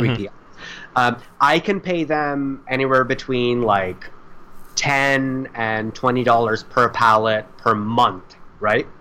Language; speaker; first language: English; native; English